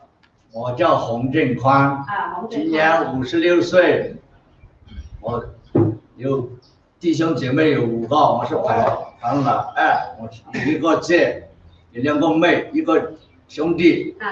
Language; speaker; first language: Chinese; non-native, local second language; Burmese